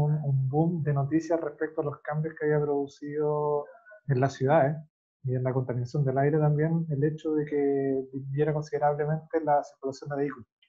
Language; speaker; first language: Spanish; native; Spanish